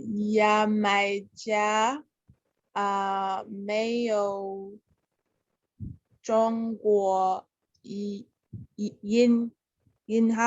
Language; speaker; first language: Chinese; non-native, learner; English